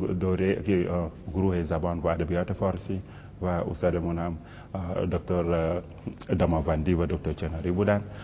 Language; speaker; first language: Persian; non-native, fluent; Wolof